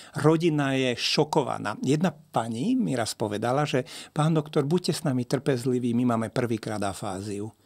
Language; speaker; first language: Slovak; non-native, local second language; Hungarian